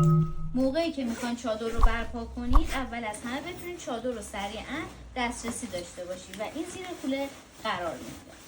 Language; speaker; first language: Persian; native; Persian